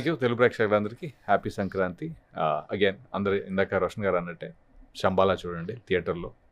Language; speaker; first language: Telugu; native; Telugu